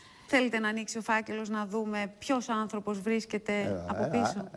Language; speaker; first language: Greek; native; Greek